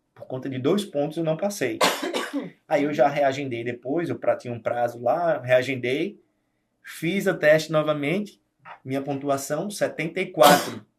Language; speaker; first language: Portuguese; native; Portuguese